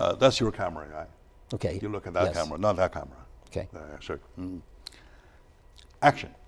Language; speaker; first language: English; non-native, fluent; Chinese